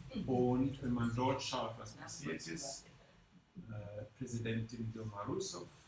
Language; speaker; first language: German; non-native, fluent; English